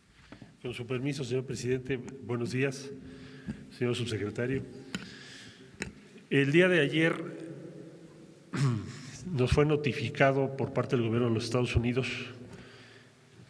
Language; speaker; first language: Spanish; native; Spanish